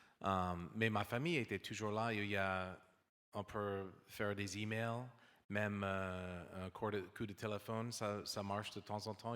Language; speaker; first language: French; non-native, learner; English